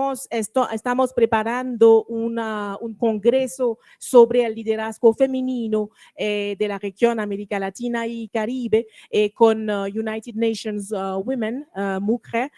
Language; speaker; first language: Spanish; non-native, learner; French